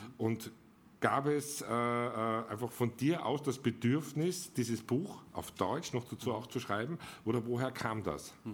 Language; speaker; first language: German; native; German